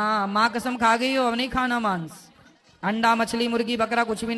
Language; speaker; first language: Hindi; native; Hindi